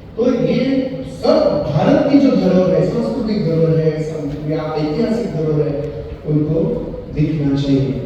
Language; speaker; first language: Hindi; non-native, local second language; Marathi